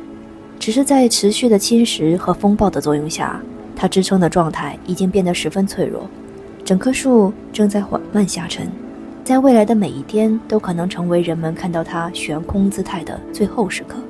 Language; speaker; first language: Chinese; native; Chinese